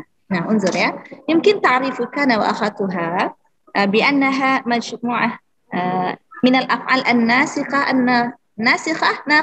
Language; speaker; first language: Arabic; non-native, fluent; Indonesian